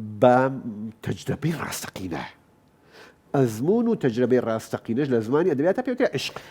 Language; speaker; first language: Central Kurdish; non-native, local second language; Gurani